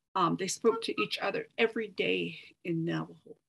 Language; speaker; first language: English; native; English